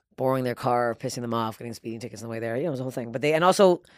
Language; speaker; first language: English; native; English